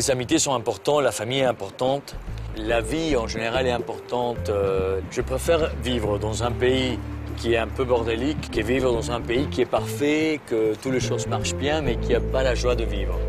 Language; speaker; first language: French; non-native, fluent; Spanish